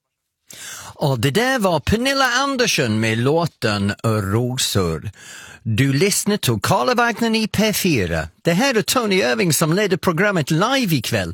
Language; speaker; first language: Swedish; non-native, fluent; English